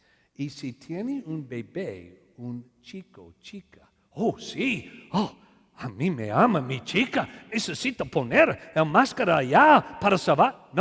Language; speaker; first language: Spanish; non-native, learner; English